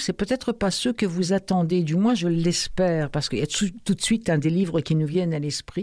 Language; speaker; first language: French; native; French